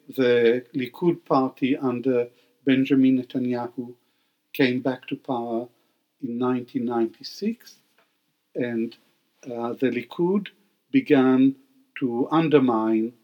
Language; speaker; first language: English; non-native, fluent; Hebrew